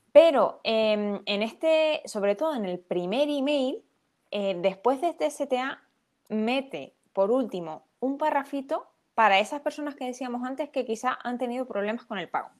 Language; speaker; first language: Spanish; native; Spanish